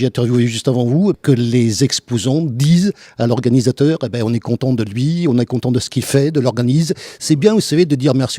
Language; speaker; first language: French; native; French